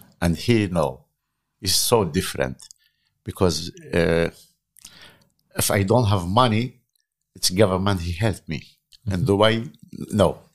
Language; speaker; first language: English; non-native, learner; Arabic